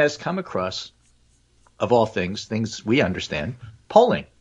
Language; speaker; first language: English; native; English